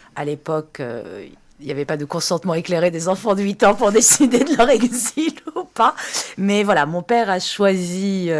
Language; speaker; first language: French; early bilingual, other home language; Persian